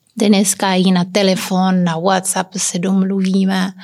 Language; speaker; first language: Czech; non-native, learner; Kabuverdianu